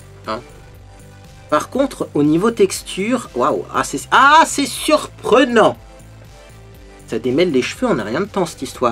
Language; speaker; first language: French; native; French